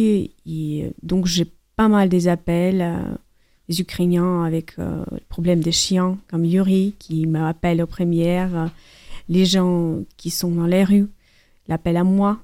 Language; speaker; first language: French; non-native, learner; Ukrainian